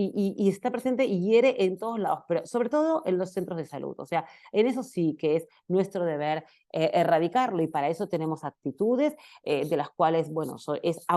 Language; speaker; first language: Spanish; native; Spanish